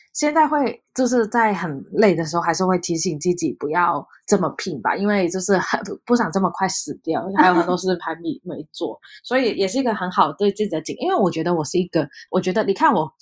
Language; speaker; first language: Chinese; non-native, local second language; Cantonese